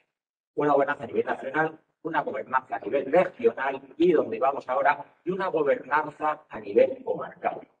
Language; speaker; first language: Spanish; native; Spanish